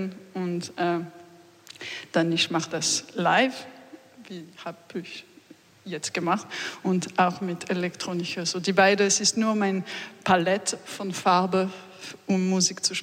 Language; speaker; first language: German; non-native, learner; French